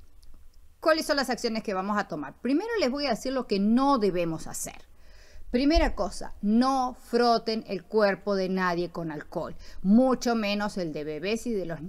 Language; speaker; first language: Spanish; native; Spanish